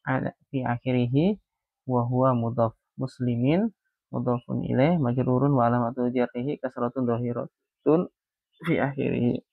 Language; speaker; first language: Arabic; non-native, fluent; Indonesian